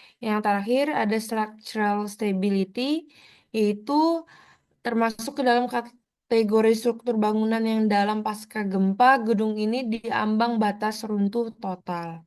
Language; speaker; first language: Indonesian; native; Indonesian